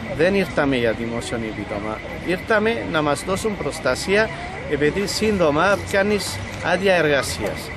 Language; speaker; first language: Greek; non-native, fluent; Kurdish